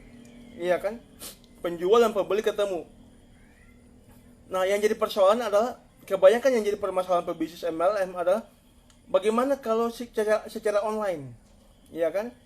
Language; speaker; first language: Indonesian; native; Indonesian